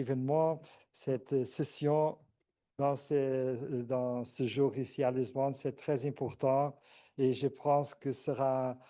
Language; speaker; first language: French; non-native, fluent; Portuguese